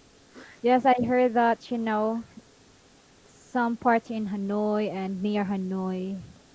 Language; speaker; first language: English; non-native, fluent; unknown